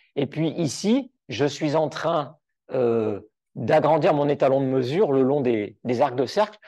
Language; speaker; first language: French; native; French